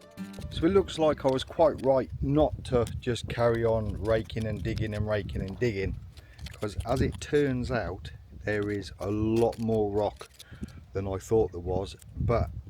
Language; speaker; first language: English; native; English